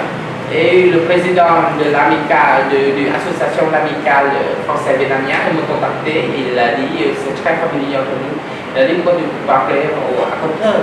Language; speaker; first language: French; non-native, learner; Vietnamese